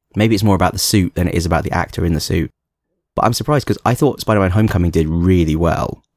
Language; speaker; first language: English; native; English